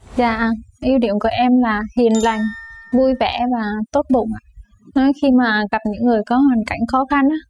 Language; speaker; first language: Vietnamese; native; Vietnamese